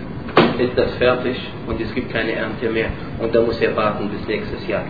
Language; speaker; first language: German; non-native, learner; Arabic